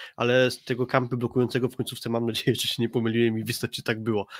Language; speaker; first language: Polish; native; Polish